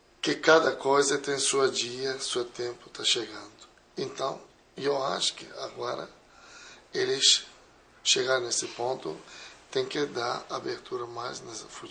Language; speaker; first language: Portuguese; non-native, fluent; Persian